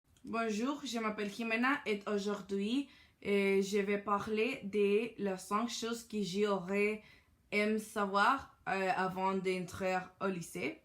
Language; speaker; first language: French; non-native, learner; Spanish